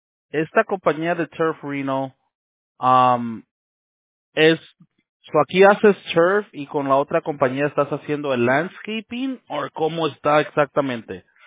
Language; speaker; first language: Spanish; early bilingual, heritage; Spanish